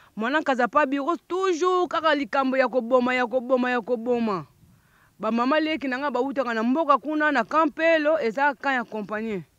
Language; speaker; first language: Lingala; non-native, local second language; Kongo